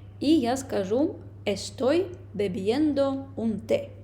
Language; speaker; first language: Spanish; non-native, fluent; Ukrainian